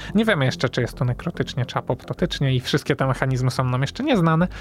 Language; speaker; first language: Polish; native; Polish